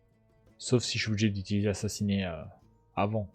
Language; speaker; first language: French; native; French